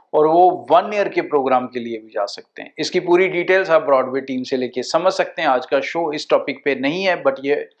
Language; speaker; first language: Hindi; non-native, local second language; Punjabi